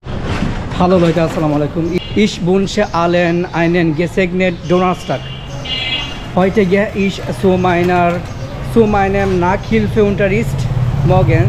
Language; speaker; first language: German; non-native, learner; Bangla